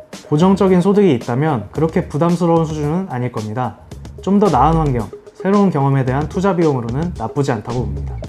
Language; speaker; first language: Korean; native; Korean